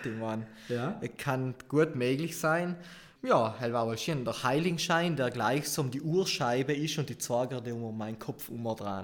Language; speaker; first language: German; native; German